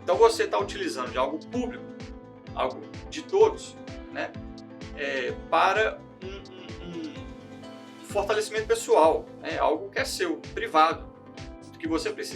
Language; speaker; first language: Portuguese; native; Portuguese